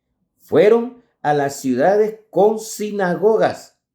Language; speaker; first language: Spanish; native; Spanish